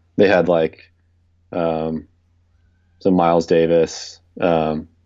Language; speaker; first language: English; native; English